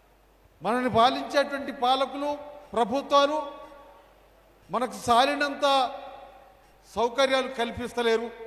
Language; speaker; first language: Telugu; native; Telugu